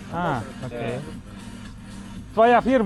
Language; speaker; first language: Russian; non-native, fluent; Estonian